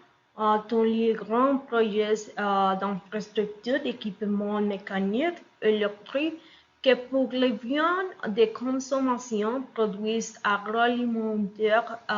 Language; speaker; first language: French; non-native, learner; Spanish